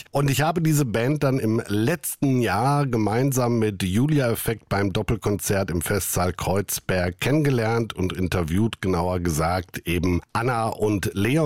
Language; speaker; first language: German; native; German